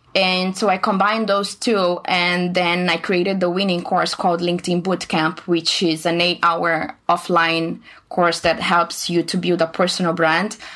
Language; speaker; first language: English; non-native, fluent; Portuguese